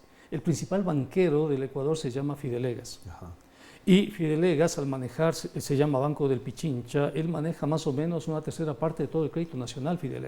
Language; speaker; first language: Spanish; native; Spanish